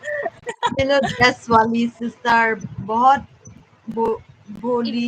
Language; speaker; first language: Hindi; non-native, local second language; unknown